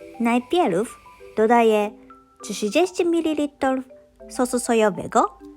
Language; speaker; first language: Polish; non-native, learner; Japanese